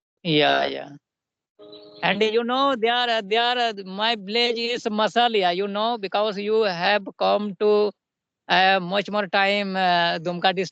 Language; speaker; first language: English; non-native, learner; Hindi